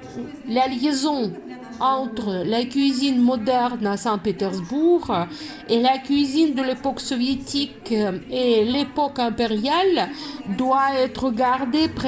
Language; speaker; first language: French; non-native, fluent; Russian